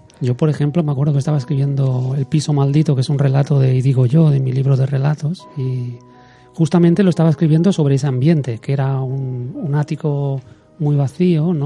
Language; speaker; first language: Spanish; native; Spanish